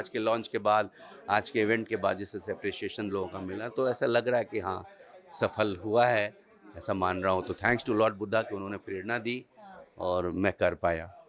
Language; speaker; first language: Hindi; native; Hindi